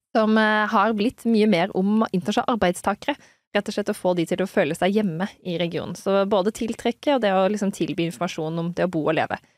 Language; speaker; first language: Norwegian; native; Norwegian